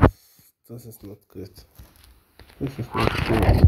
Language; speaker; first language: English; non-native, learner; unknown